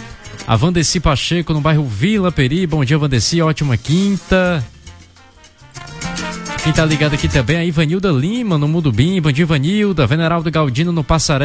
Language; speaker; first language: Portuguese; native; Portuguese